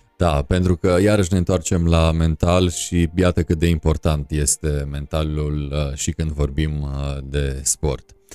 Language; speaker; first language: Romanian; native; Romanian